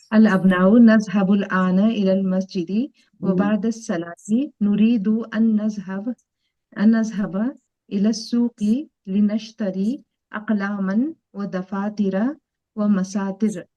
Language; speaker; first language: Arabic; non-native, learner; Urdu